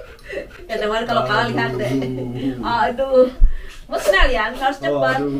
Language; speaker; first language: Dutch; non-native, learner; Indonesian